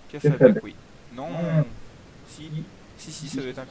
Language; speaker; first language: French; native; French